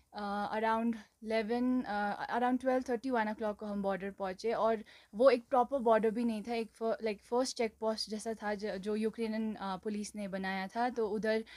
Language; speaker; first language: Hindi; non-native, local second language; Nepali